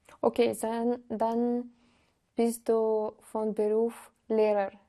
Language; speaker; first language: German; non-native, learner; Russian